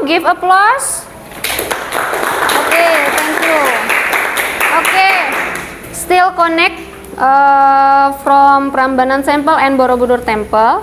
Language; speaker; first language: English; non-native, learner; Indonesian